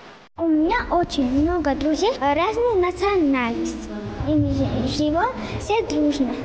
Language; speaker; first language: Russian; non-native, fluent; Georgian